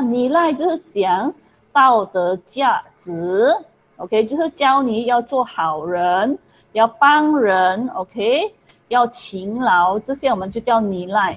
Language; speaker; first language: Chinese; native; Chinese